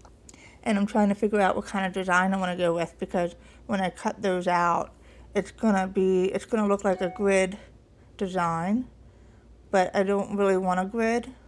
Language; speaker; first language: English; native; English